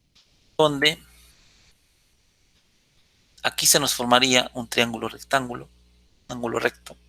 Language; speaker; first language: Spanish; native; Spanish